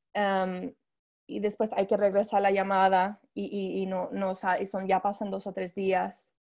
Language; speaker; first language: Spanish; non-native, fluent; English